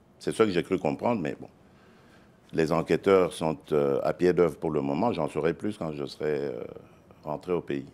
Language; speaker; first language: French; non-native, local second language; Luba-Lulua